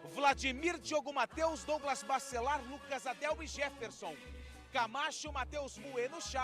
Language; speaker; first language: Portuguese; native; Portuguese